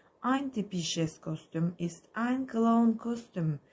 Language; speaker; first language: German; non-native, fluent; Turkish